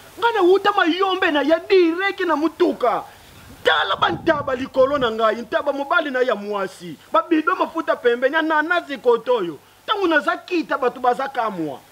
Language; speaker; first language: Lingala; non-native, local second language; Kongo